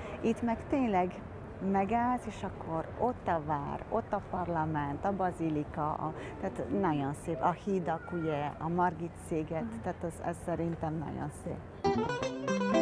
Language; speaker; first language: Hungarian; non-native, fluent; Bulgarian